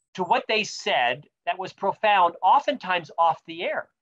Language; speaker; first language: English; native; English